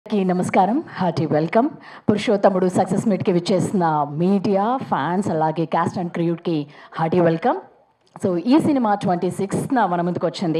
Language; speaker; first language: Telugu; native; Telugu